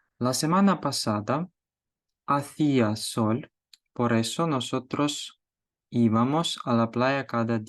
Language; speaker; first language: Spanish; non-native, fluent; Ukrainian